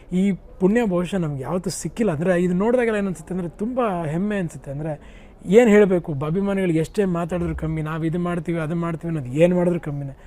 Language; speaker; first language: Kannada; early bilingual, heritage; Kannada